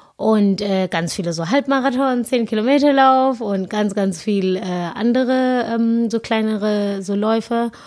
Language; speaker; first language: German; non-native, fluent; Zulu